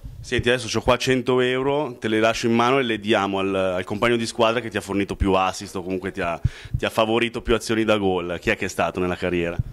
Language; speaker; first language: Italian; native; Italian